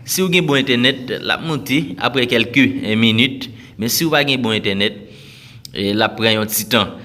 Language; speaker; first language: French; non-native, local second language; Haitian Creole